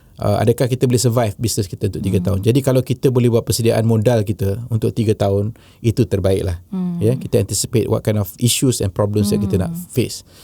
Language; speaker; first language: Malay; native; Malay